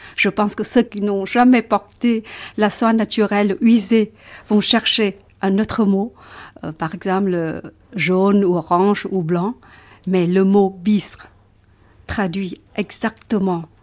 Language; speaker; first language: French; non-native, fluent; Vietnamese